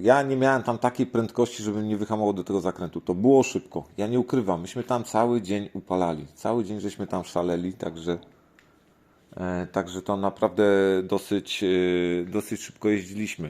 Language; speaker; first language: Polish; native; Polish